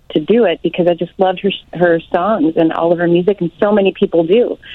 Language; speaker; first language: English; native; English